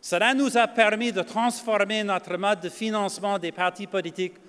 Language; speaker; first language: French; non-native, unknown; English